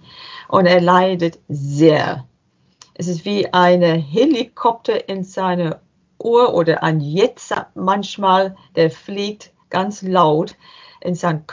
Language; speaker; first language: German; non-native, learner; English